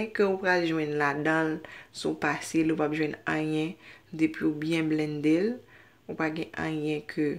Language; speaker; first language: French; non-native, learner; Haitian Creole